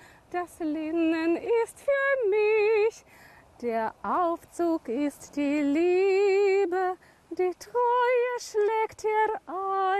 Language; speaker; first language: German; native; German